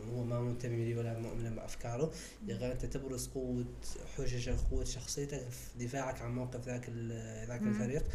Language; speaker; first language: Arabic; native; Arabic